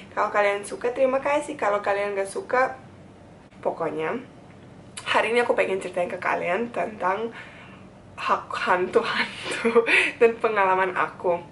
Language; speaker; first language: Indonesian; non-native, fluent; Bosnian